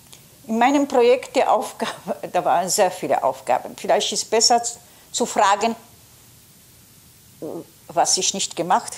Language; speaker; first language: German; non-native, fluent; Polish